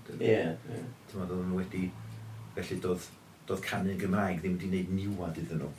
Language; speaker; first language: Welsh; early bilingual, heritage; Welsh